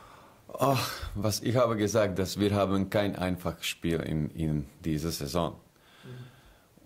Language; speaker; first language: German; non-native, learner; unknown